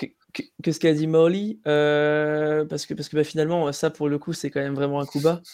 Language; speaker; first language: French; native; French